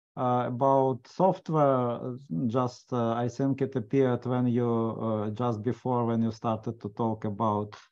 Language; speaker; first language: English; non-native, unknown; Ukrainian